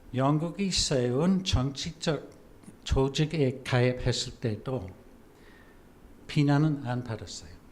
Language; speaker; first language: Korean; non-native, fluent; English